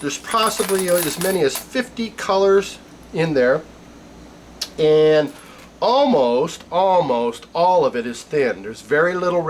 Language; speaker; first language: English; native; English